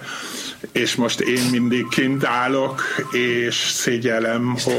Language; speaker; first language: Hungarian; non-native, fluent; German